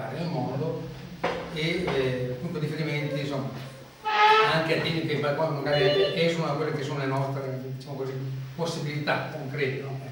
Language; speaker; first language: Italian; native; Italian